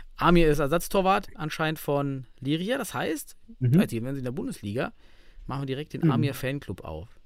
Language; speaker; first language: German; native; German